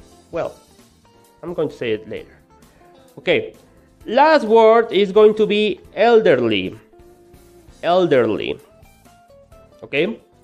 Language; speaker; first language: English; non-native, fluent; Spanish